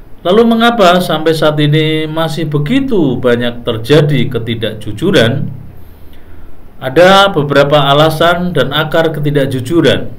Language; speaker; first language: Indonesian; native; Indonesian